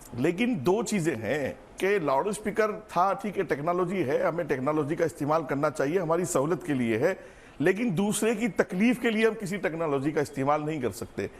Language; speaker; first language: Urdu; native; Urdu